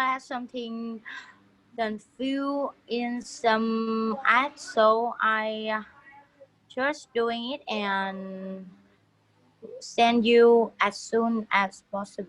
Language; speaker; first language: English; non-native, learner; Vietnamese